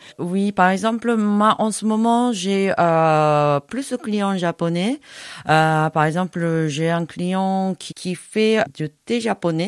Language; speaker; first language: French; non-native, fluent; Japanese